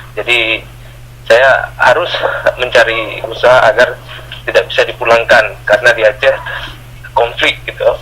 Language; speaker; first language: Indonesian; non-native, local second language; Achinese